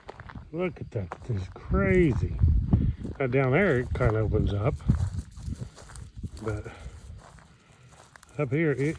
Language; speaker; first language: English; native; English